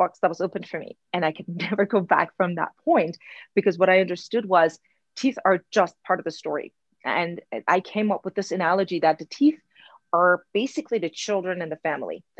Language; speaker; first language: English; non-native, fluent; Persian